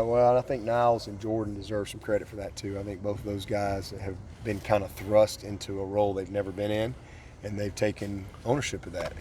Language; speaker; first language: English; native; English